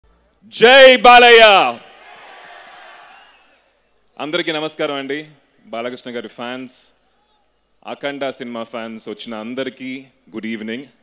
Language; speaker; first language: Telugu; native; Telugu